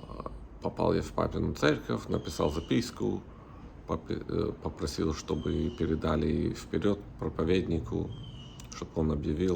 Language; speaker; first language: Russian; early bilingual, heritage; Russian